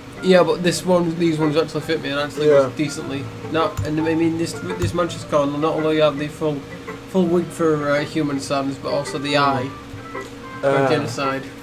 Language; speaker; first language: English; native; English